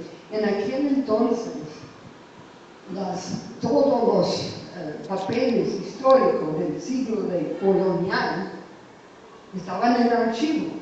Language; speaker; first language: Spanish; non-native, fluent; English